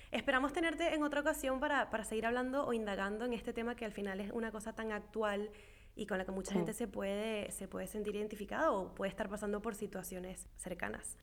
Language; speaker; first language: Spanish; native; Spanish